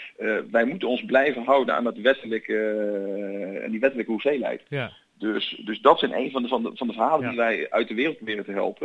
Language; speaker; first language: Dutch; native; Dutch